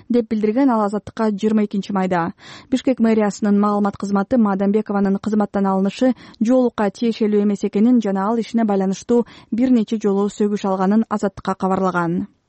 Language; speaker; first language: Kyrgyz; native; Kyrgyz